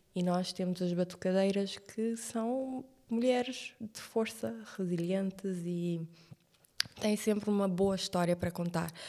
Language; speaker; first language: Portuguese; non-native, local second language; Kabuverdianu